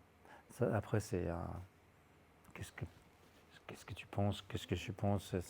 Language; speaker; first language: French; non-native, fluent; Danish